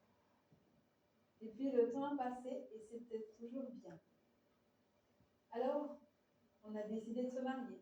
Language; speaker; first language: French; native; French